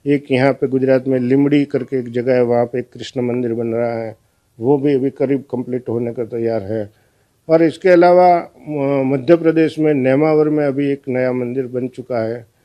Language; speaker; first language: Hindi; non-native, local second language; Gujarati